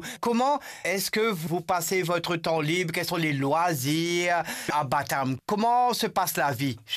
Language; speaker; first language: French; non-native, local second language; Morisyen